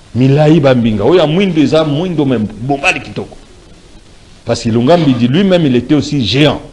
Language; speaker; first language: Lingala; non-native, local second language; Luba-Lulua